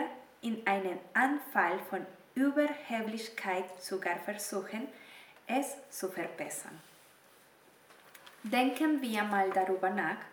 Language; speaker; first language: German; non-native, fluent; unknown